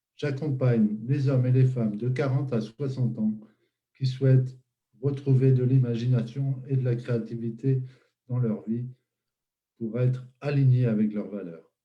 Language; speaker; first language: French; native; French